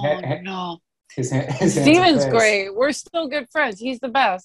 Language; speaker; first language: English; native; English